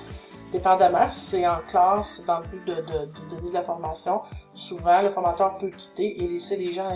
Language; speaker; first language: French; native; French